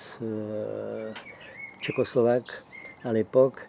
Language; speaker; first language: French; non-native, fluent; Czech